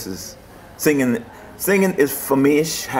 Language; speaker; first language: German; non-native, learner; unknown